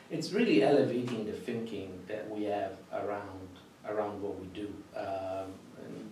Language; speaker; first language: English; non-native, fluent; Italian